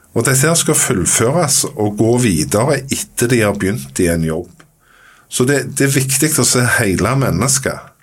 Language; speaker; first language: Norwegian; native; Norwegian